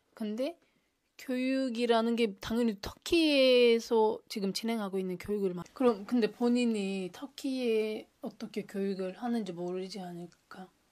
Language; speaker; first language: Korean; non-native, fluent; Turkish